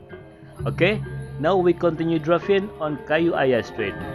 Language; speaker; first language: English; non-native, fluent; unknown